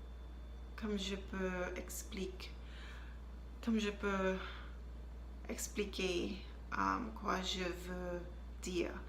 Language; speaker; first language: French; non-native, learner; English